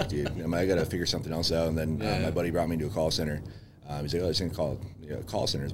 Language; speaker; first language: English; native; English